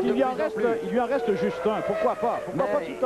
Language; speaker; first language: French; native; French